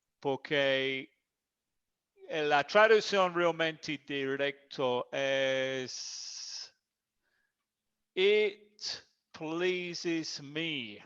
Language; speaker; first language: Spanish; non-native, fluent; English